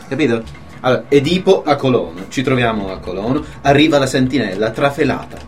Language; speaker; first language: Italian; native; Italian